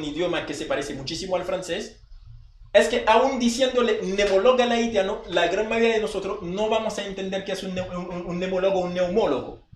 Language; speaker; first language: Spanish; non-native, fluent; Haitian Creole